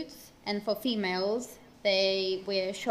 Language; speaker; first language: English; non-native, fluent; Turkish